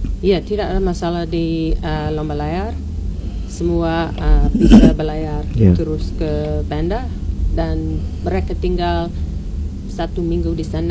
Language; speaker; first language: Indonesian; non-native, learner; English